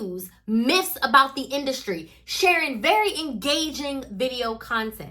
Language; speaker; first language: English; native; English